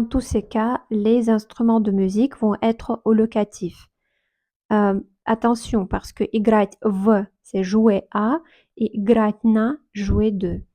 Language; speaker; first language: French; non-native, fluent; Russian